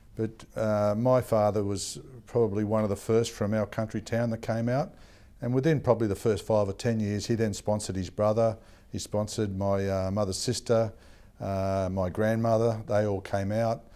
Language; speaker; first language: English; native; English